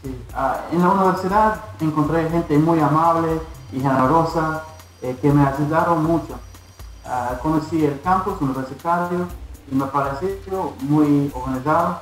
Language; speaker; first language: Spanish; non-native, fluent; English